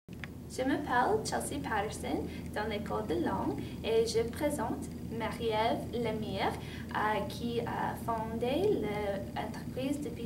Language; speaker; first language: French; non-native, learner; English